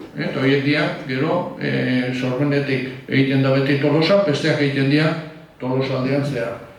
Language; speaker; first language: Basque; native; Basque